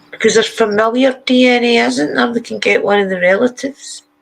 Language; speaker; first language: English; native; English